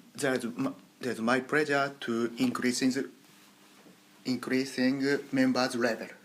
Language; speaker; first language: English; non-native, learner; Japanese